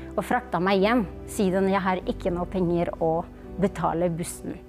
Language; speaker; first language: Norwegian; non-native, fluent; Filipino